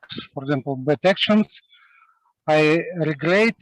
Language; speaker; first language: English; non-native, learner; Russian